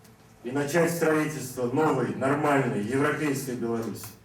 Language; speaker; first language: Russian; native; Russian